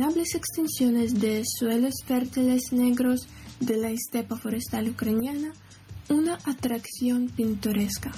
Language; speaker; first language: Spanish; non-native, learner; Ukrainian